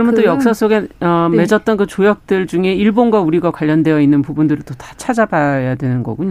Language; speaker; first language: Korean; native; Korean